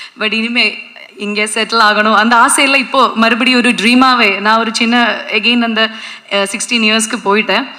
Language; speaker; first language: Tamil; non-native, fluent; Malayalam